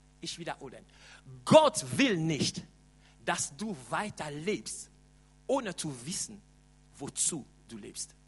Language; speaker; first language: German; non-native, fluent; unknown